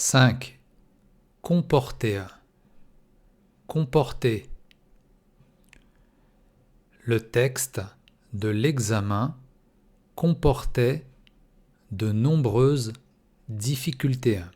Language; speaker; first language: French; non-native, fluent; Russian